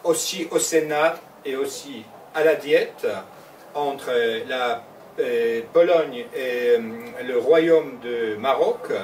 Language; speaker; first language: French; non-native, fluent; Polish